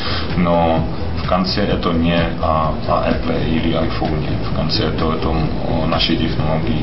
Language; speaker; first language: Russian; non-native, fluent; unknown